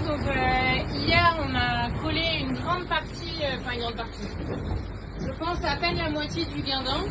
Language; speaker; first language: French; native; French